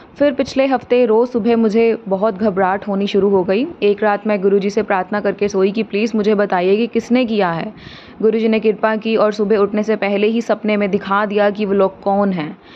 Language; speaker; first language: Hindi; native; Hindi